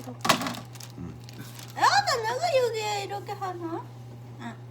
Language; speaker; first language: Korean; non-native, fluent; Japanese